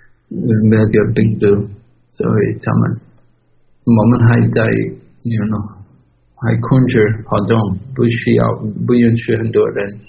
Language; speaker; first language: Chinese; non-native, fluent; English